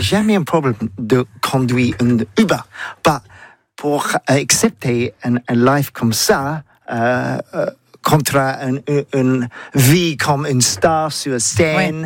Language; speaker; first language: French; non-native, learner; English